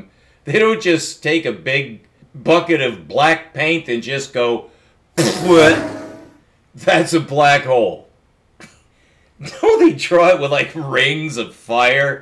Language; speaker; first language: English; native; English